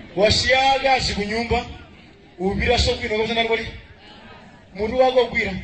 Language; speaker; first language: Nyanja; native; Nyanja